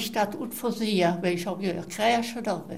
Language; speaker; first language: German; native; German